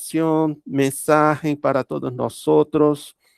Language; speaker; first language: Spanish; non-native, learner; Portuguese